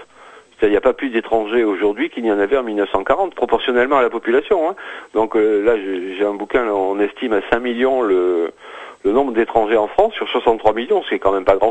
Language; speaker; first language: French; native; French